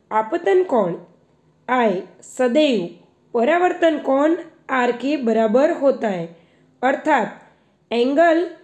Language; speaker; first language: Hindi; non-native, local second language; Gujarati